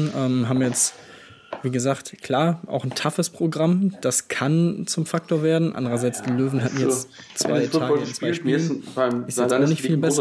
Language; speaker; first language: German; native; German